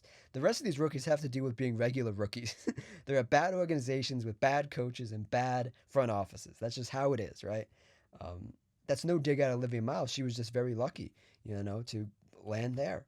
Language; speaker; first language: English; native; English